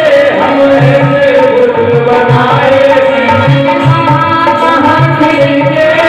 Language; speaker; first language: Hindi; native; Hindi